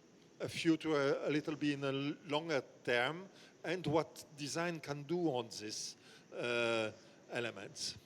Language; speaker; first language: English; non-native, fluent; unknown